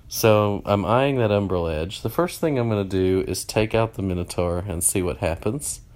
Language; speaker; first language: English; native; English